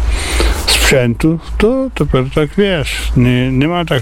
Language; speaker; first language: Polish; non-native, local second language; Belarusian